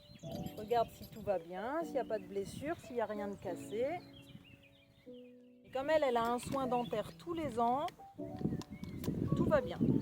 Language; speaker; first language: French; native; French